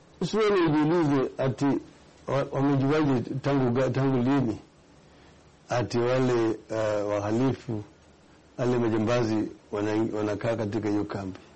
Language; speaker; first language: Swahili; non-native, local second language; Luo (Kenya and Tanzania)